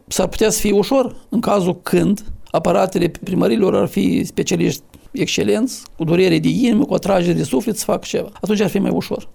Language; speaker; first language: Romanian; native; Romanian